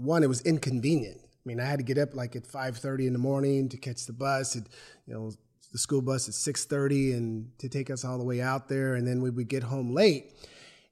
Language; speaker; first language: English; native; English